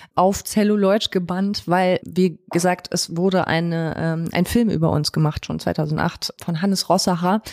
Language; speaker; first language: German; native; German